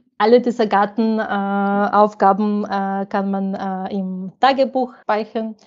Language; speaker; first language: German; non-native, fluent; Ukrainian